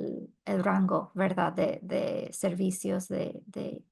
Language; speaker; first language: Spanish; non-native, fluent; English